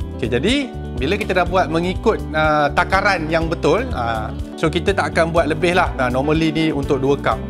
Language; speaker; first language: Malay; native; Malay